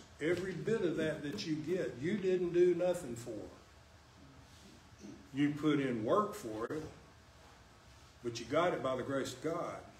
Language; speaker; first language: English; native; English